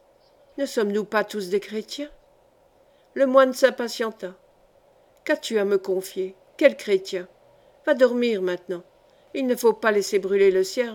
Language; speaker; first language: French; native; French